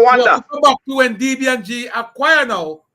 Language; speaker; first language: English; native; English